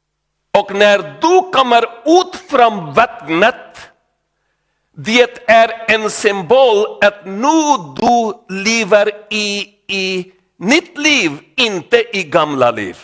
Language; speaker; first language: Swedish; non-native, learner; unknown